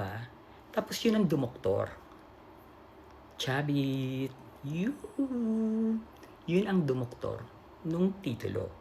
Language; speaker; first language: Filipino; native; Filipino